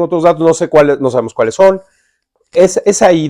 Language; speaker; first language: Spanish; native; Spanish